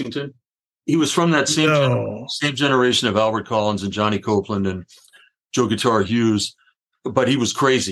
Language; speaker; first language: English; native; English